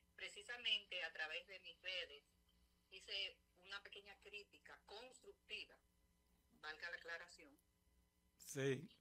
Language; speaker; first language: Spanish; native; Spanish